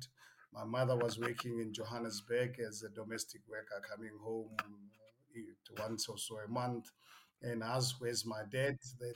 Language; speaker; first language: English; non-native, local second language; Northern Sotho